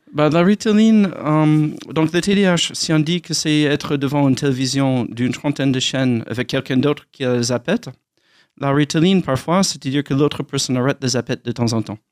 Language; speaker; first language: French; non-native, fluent; English